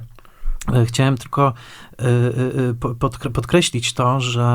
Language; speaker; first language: Polish; native; Polish